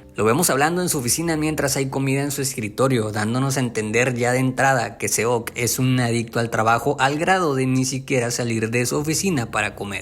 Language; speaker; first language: Spanish; native; Spanish